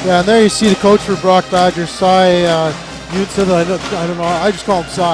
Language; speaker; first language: English; native; English